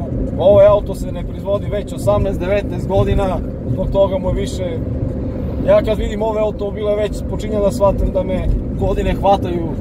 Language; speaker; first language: Serbian; native; Serbian